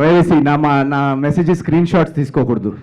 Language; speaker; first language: Telugu; native; Telugu